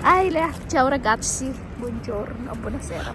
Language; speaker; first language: Italian; non-native, learner; Filipino